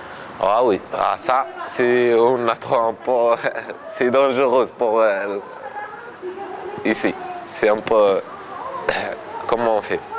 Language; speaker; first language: French; non-native, learner; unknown